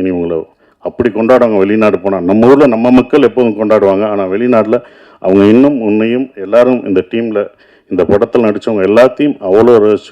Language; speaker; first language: Tamil; native; Tamil